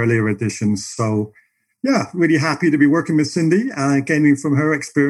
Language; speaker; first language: English; native; English